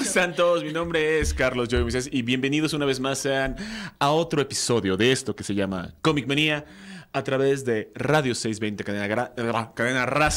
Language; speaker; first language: Spanish; native; Spanish